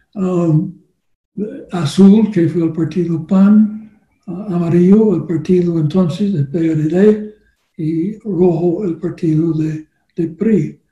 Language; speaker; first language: Spanish; non-native, learner; English